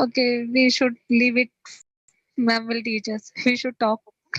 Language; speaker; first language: English; non-native, learner; Hindi